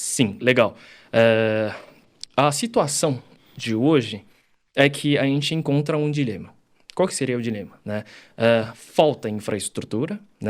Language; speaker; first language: Portuguese; early bilingual, other home language; Chinese